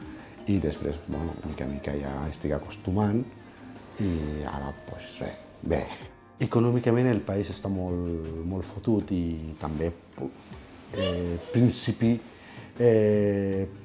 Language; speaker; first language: Catalan; non-native, fluent; Bangla